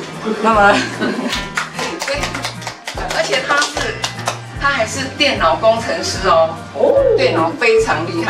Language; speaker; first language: Chinese; native; Chinese